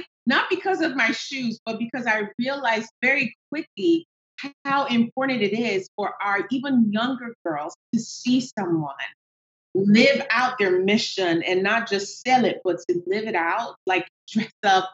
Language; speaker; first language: English; non-native, local second language; Yoruba